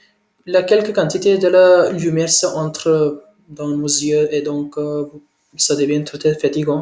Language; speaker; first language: French; non-native, learner; Hindi